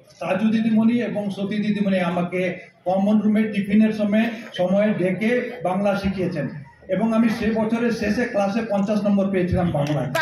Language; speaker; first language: Bangla; non-native, local second language; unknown